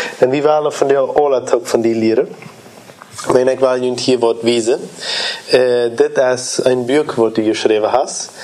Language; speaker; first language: German; early bilingual, heritage; Plautdietsch